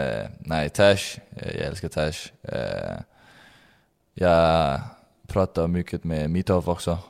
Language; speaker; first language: Swedish; non-native, learner; Danish